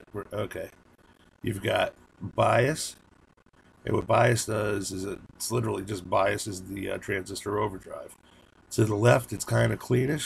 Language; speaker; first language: English; native; English